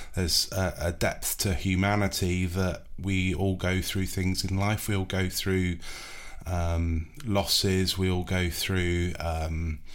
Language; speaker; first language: English; native; English